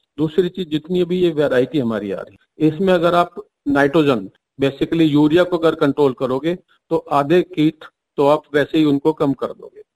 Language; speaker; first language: Hindi; native; Hindi